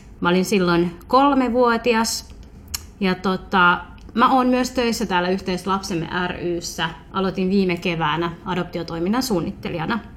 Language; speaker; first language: Finnish; early bilingual, other home language; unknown